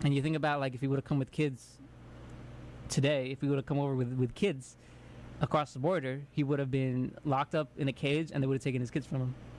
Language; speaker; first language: English; early bilingual, other home language; Spanish